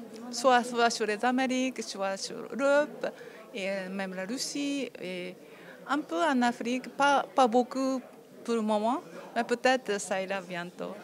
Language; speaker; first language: French; non-native, fluent; Japanese